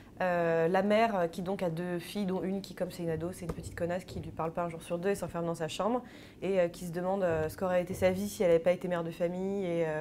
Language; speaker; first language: French; native; French